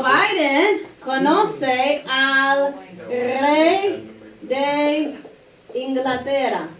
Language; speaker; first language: Spanish; non-native, learner; English